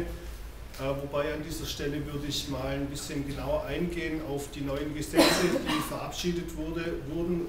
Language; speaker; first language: German; native; German